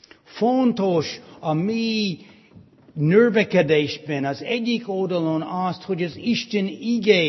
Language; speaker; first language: Hungarian; non-native, fluent; English